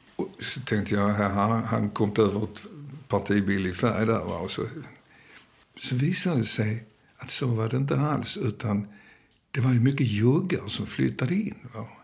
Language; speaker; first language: Swedish; early bilingual, other home language; Danish